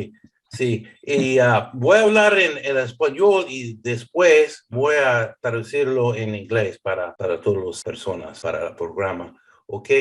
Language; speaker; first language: Spanish; early bilingual, heritage; English